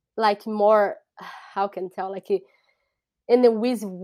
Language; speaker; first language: English; non-native, learner; Portuguese